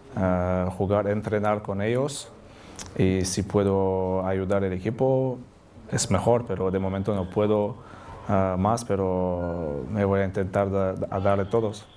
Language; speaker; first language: Spanish; non-native, learner; French